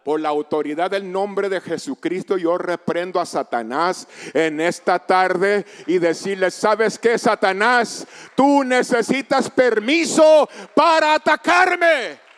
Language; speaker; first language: Spanish; early bilingual, heritage; Spanish